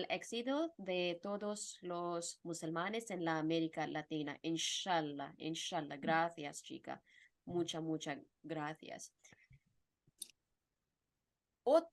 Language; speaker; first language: Spanish; non-native, fluent; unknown